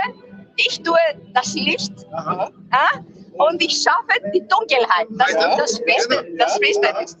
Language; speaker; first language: German; non-native, fluent; Greek